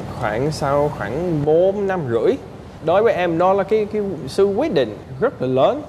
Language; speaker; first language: Vietnamese; non-native, fluent; English